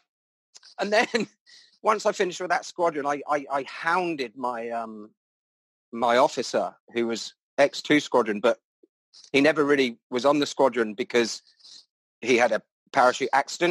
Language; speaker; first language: English; native; English